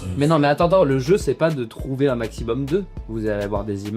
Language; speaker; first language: French; native; French